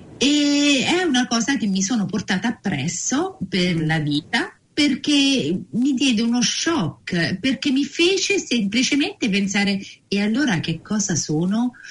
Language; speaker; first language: Italian; native; Italian